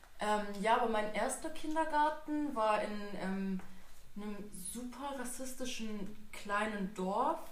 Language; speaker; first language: German; native; German